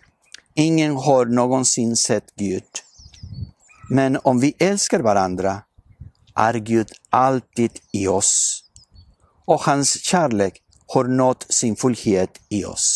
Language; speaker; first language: Swedish; non-native, fluent; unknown